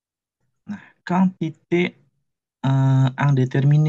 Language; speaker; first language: French; non-native, fluent; Indonesian